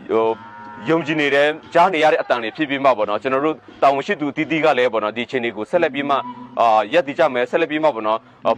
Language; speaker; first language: Burmese; non-native, local second language; Western Kayah